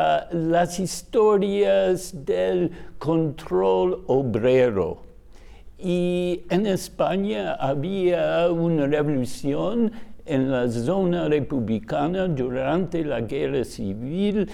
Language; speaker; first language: Spanish; non-native, fluent; English